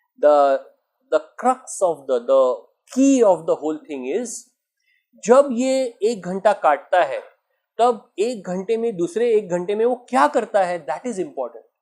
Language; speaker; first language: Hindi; non-native, local second language; Marathi